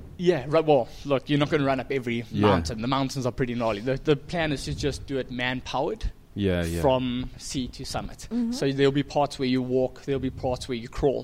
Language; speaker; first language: English; native; English